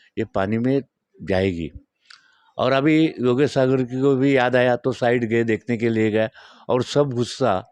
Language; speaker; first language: Hindi; non-native, local second language; Marathi